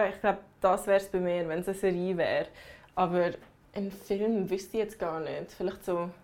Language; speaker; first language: German; early bilingual, other home language; English